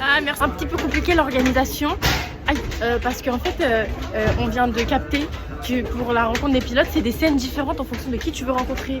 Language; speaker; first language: French; native; French